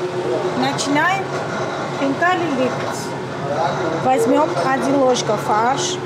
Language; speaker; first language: Russian; non-native, fluent; Georgian